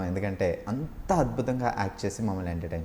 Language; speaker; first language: Telugu; native; Telugu